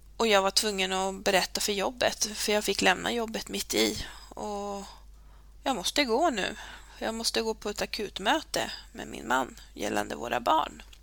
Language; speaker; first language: Swedish; early bilingual, other home language; Spanish